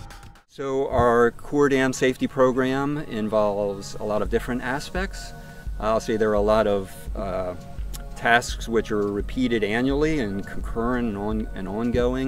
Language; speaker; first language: English; native; English